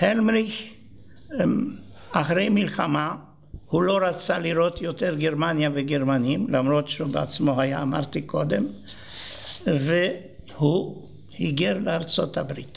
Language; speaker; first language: Hebrew; non-native, fluent; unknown